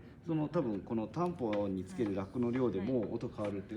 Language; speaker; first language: Japanese; native; Japanese